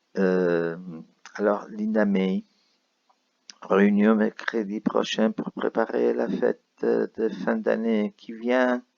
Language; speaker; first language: French; non-native, fluent; Spanish